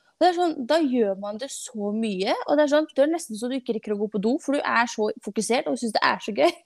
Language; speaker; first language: Norwegian; non-native, fluent; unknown